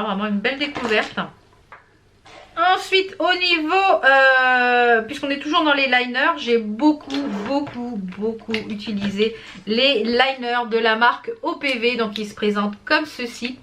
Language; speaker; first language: French; native; French